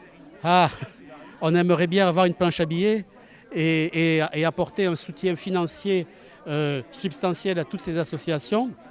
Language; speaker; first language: French; native; French